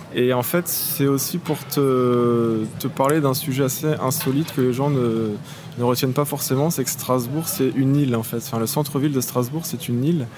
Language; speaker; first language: French; native; French